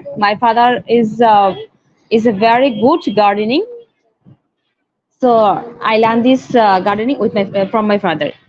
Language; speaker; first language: English; non-native, learner; Bangla